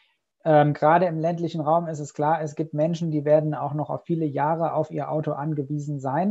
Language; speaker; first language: German; native; German